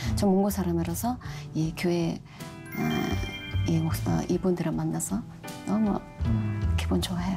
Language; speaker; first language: Korean; non-native, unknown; Mongolian